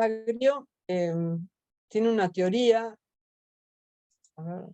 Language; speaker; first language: Spanish; native; Spanish